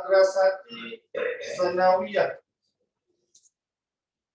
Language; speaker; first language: Arabic; non-native, learner; Indonesian